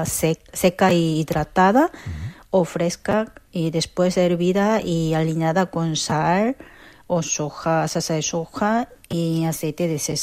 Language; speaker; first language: Spanish; non-native, fluent; Korean